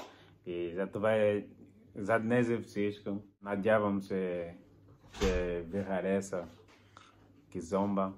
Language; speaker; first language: Bulgarian; non-native, learner; Portuguese